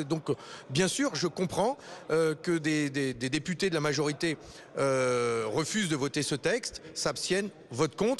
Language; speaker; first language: French; native; French